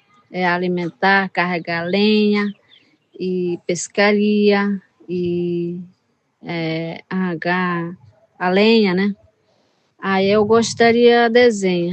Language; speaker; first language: Portuguese; non-native, local second language; Yanomámi